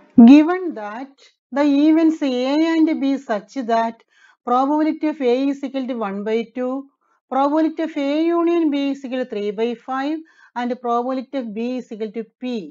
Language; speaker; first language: English; non-native, local second language; Malayalam